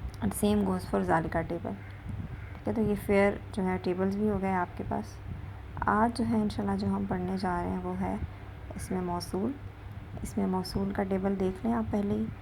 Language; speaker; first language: Urdu; native; Urdu